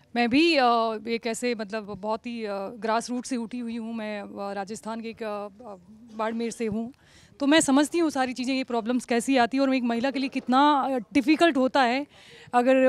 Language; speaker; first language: Hindi; native; Hindi